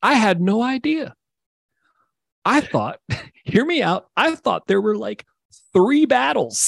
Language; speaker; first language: English; native; English